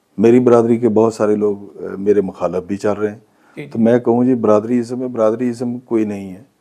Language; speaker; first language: Urdu; non-native, local second language; Punjabi